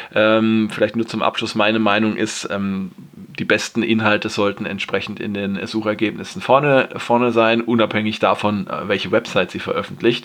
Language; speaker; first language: German; native; German